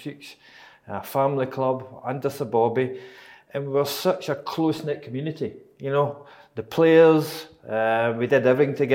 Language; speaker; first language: English; native; English